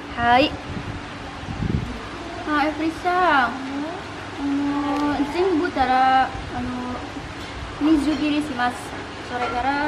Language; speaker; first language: Japanese; non-native, learner; Indonesian